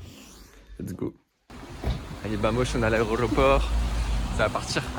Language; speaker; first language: French; native; French